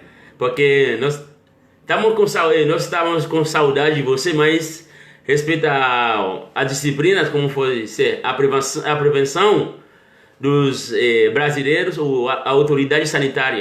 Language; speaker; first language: Portuguese; non-native, learner; Haitian Creole